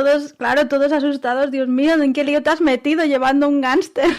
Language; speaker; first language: Spanish; native; Spanish